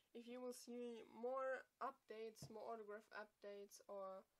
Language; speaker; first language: English; non-native, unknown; German